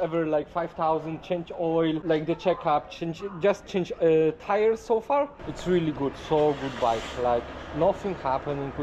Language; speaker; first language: English; non-native, fluent; Polish